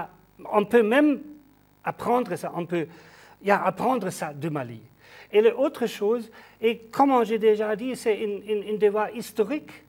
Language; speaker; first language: French; non-native, learner; German